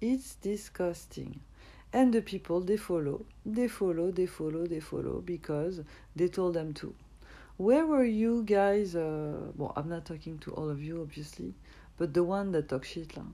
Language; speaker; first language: English; non-native, fluent; French